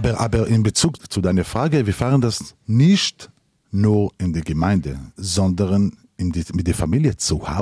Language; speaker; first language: German; non-native, learner; Hebrew